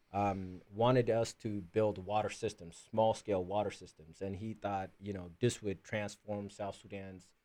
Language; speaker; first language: English; early bilingual, other home language; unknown